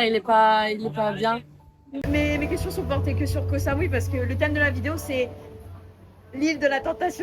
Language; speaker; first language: French; native; French